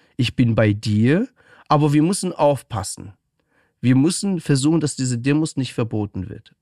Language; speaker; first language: German; early bilingual, other home language; Persian